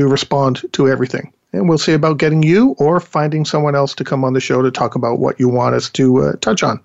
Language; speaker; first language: English; native; English